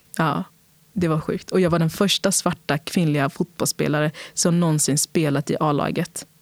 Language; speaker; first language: Swedish; early bilingual, other home language; Portuguese